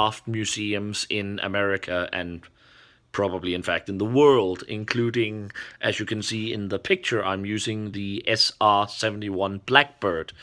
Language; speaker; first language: English; non-native, fluent; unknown